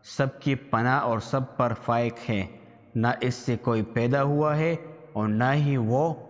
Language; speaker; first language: Urdu; native; Urdu